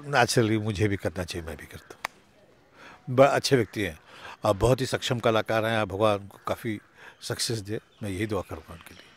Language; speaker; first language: Hindi; native; Hindi